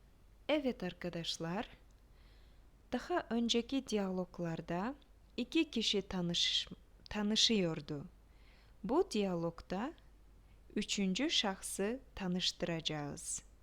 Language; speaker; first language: Turkish; non-native, fluent; Kyrgyz